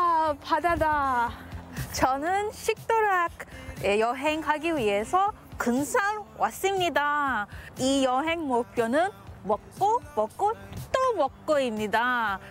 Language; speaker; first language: Korean; non-native, learner; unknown